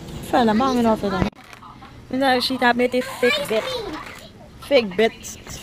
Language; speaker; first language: English; non-native, learner; Haitian Creole